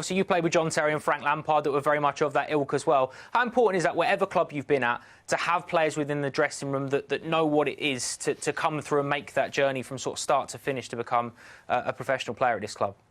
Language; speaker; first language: English; native; English